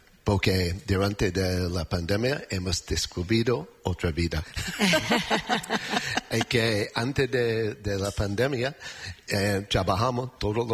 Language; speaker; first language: Spanish; non-native, fluent; English